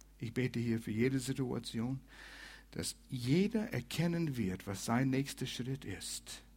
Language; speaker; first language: German; non-native, fluent; English